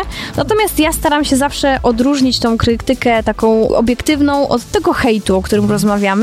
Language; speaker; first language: Polish; native; Polish